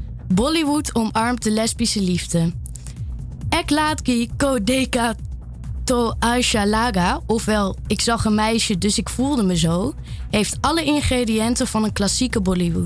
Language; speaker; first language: Dutch; native; Dutch